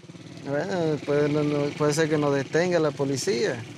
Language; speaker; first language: Spanish; native; Spanish